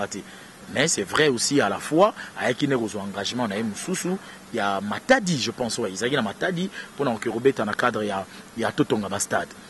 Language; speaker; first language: French; non-native, local second language; Lingala